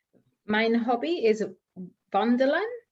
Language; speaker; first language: Dutch; non-native, learner; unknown